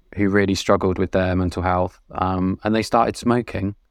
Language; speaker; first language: English; native; English